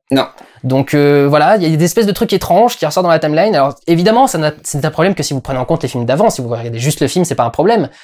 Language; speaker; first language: French; native; French